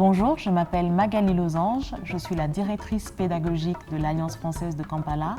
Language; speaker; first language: French; native; French